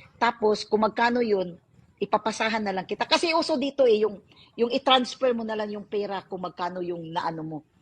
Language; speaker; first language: Filipino; non-native, local second language; Cebuano